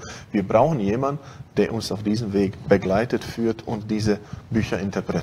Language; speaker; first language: German; non-native, fluent; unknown